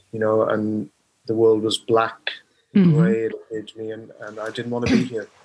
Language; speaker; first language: English; native; English